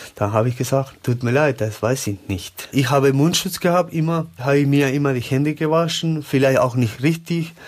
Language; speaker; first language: German; non-native, learner; Spanish